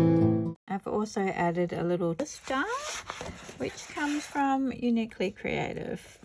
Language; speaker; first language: English; native; English